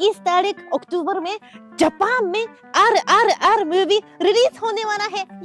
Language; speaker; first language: Hindi; non-native, fluent; Japanese